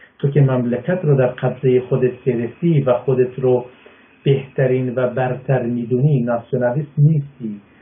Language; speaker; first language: Persian; non-native, local second language; Baluchi